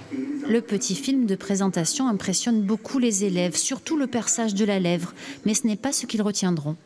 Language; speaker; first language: French; native; French